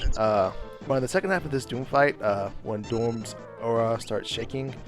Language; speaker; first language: English; native; English